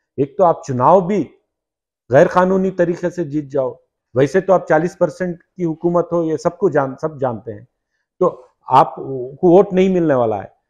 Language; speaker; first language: Hindi; non-native, local second language; Urdu